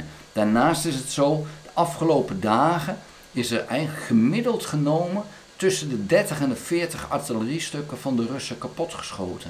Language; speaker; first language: Dutch; native; Dutch